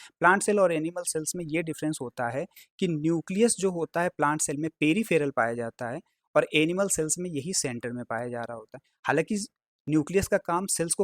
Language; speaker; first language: Hindi; native; Hindi